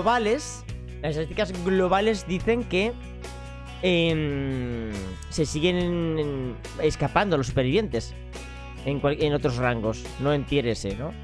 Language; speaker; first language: Spanish; native; Spanish